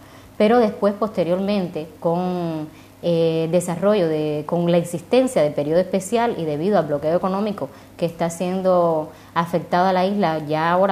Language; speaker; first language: Spanish; native; Spanish